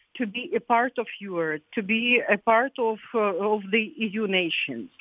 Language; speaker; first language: English; non-native, fluent; Ukrainian